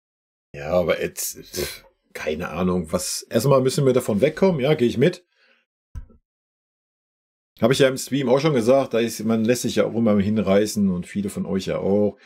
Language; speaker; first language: German; native; German